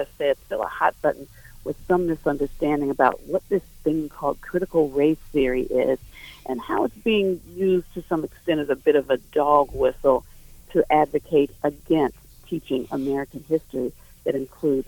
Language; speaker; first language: English; native; English